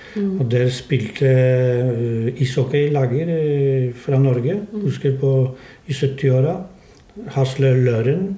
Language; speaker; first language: Norwegian; non-native, fluent; Polish